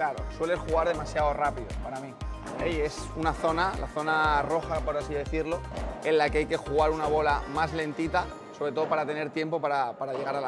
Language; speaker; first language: Spanish; native; Spanish